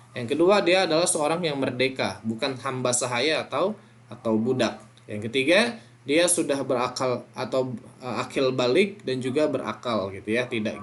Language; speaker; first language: Indonesian; native; Indonesian